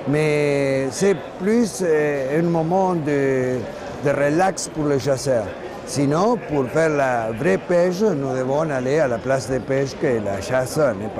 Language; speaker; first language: French; non-native, learner; Spanish